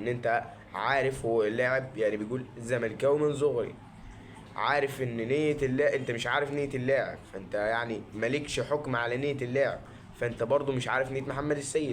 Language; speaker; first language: Arabic; native; Arabic